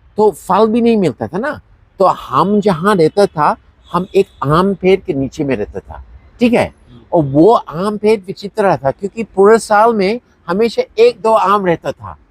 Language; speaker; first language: Hindi; non-native, fluent; English